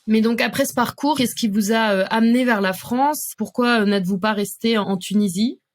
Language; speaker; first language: French; native; French